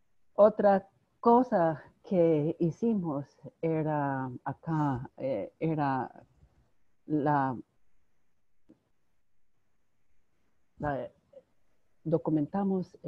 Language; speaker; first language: Spanish; non-native, fluent; English